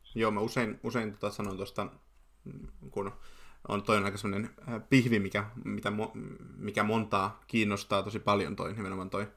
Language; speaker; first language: Finnish; native; Finnish